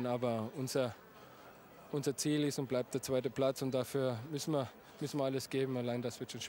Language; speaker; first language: German; native; German